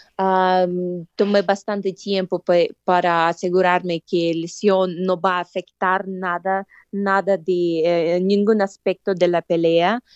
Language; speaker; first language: Spanish; non-native, fluent; Russian